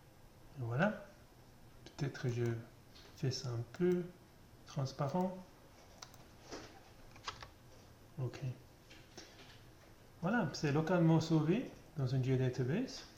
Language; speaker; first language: French; non-native, learner; German